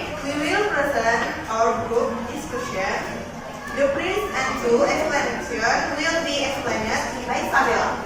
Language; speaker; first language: English; non-native, learner; Indonesian